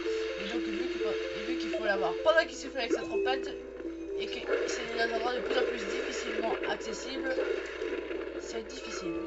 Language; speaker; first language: French; native; French